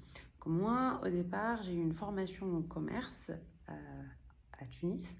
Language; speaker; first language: French; non-native, local second language; Arabic